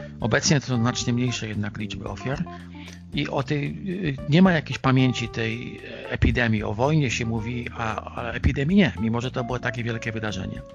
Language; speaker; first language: Polish; native; Polish